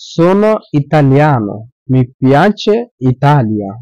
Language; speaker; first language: Italian; non-native, learner; Bangla